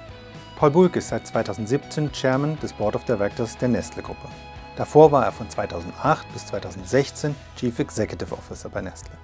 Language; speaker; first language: German; native; German